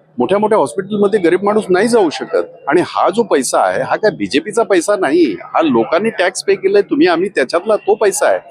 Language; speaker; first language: Marathi; native; Marathi